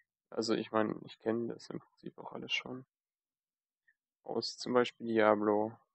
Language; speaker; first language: German; native; German